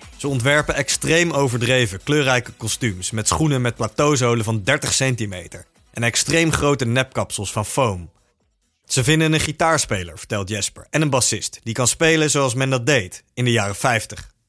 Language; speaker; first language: Dutch; native; Dutch